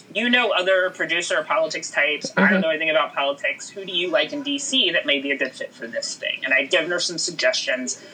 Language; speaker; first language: English; native; English